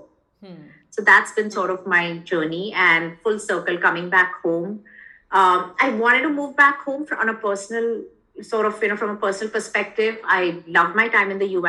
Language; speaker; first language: English; non-native, local second language; Hindi